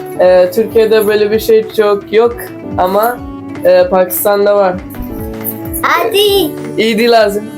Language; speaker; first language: Turkish; non-native, fluent; Urdu